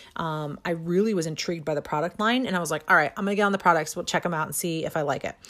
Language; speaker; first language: English; native; English